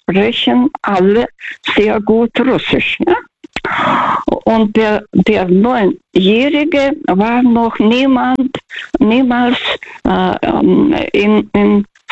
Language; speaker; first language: German; non-native, fluent; Russian